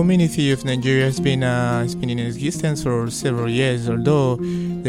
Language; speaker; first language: English; non-native, local second language; Igbo